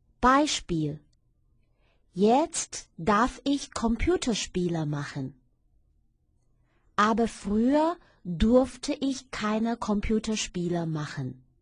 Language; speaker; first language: German; non-native, fluent; Chinese